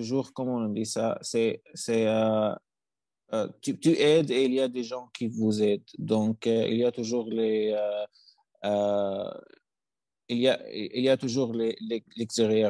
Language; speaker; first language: French; non-native, learner; Arabic